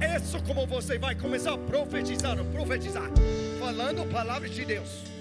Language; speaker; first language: Portuguese; non-native, learner; English